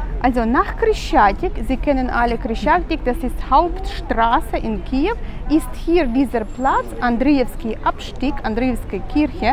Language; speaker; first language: German; non-native, learner; Russian